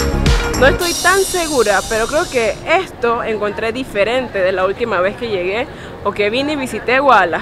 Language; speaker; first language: Spanish; native; Spanish